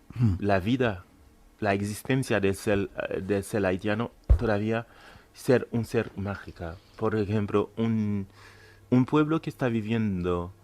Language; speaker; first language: Spanish; non-native, fluent; Haitian Creole